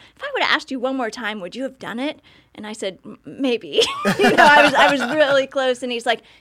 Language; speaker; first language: English; native; English